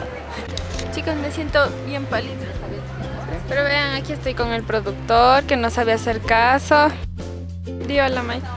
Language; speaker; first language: Spanish; native; Spanish